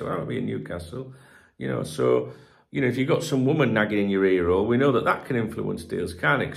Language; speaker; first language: English; native; English